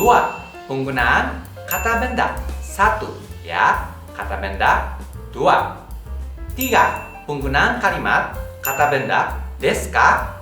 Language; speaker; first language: Indonesian; non-native, fluent; Japanese